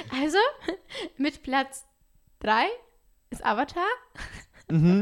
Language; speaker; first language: German; native; German